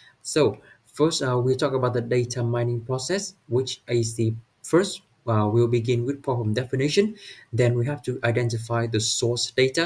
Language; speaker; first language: English; non-native, learner; Vietnamese